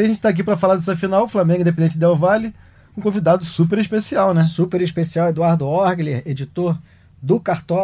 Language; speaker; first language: Portuguese; native; Portuguese